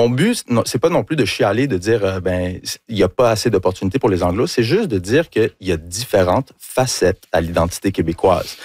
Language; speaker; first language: French; early bilingual, other home language; English